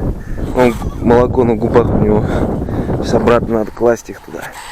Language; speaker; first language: Russian; native; Russian